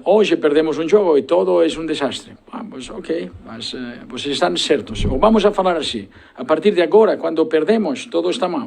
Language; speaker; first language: Portuguese; non-native, learner; Spanish